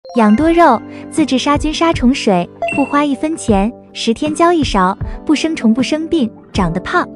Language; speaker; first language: Chinese; native; Chinese